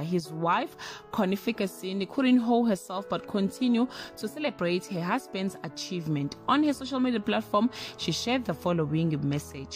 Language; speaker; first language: English; non-native, local second language; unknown